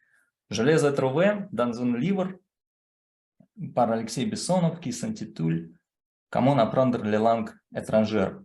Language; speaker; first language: French; non-native, fluent; Russian